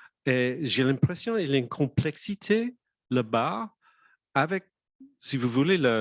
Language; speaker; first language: French; non-native, fluent; English